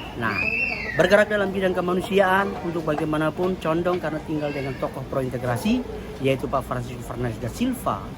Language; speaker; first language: Indonesian; non-native, local second language; Tetum